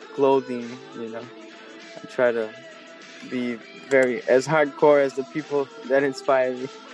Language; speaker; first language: English; non-native, fluent; Portuguese